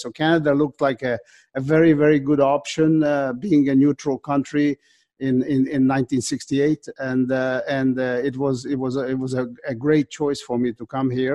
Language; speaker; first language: English; non-native, fluent; Slovak